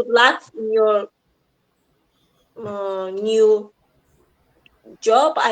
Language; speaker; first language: English; non-native, learner; Azerbaijani